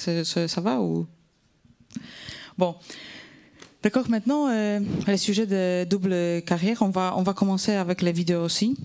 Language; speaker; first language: French; non-native, fluent; Polish